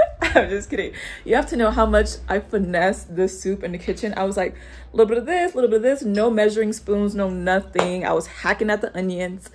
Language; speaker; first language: English; native; English